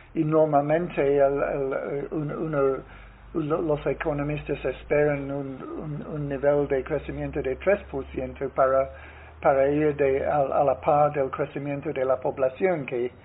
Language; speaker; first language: Spanish; non-native, fluent; English